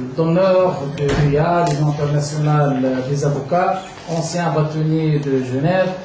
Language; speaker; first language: French; non-native, local second language; Arabic